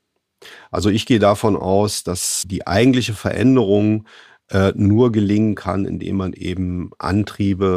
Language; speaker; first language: German; native; German